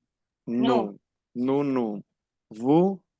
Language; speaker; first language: French; non-native, fluent; Spanish